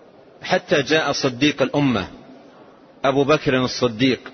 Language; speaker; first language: Arabic; native; Arabic